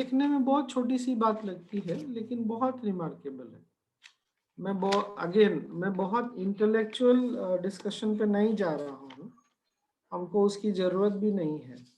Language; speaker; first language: Hindi; native; Hindi